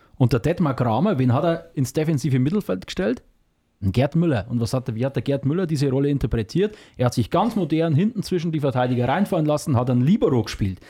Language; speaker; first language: German; native; German